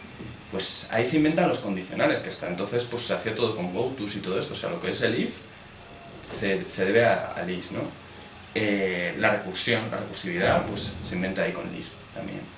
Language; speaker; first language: Spanish; native; Spanish